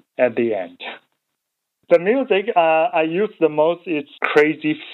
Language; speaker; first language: English; non-native, learner; Chinese